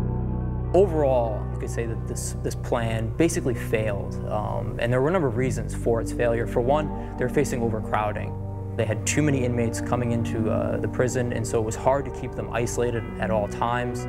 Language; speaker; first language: English; native; English